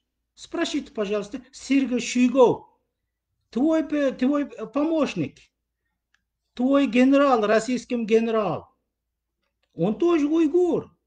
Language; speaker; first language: Russian; non-native, learner; Uyghur